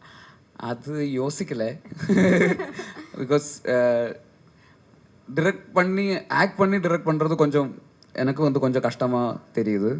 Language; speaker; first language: Tamil; non-native, local second language; Malayalam